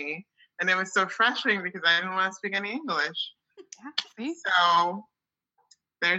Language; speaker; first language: English; early bilingual, other home language; Akan